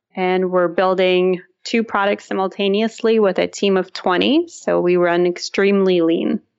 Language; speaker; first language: English; early bilingual, other home language; Russian